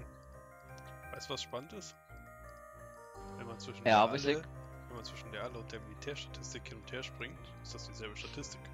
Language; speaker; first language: German; native; German